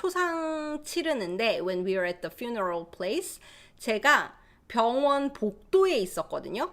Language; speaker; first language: Korean; native; Korean